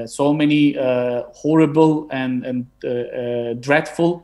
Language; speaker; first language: English; non-native, fluent; Turkish